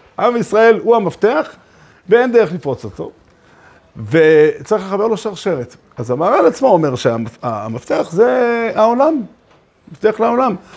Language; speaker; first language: Hebrew; native; Hebrew